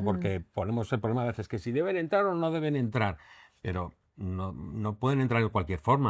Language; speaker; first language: Spanish; native; Spanish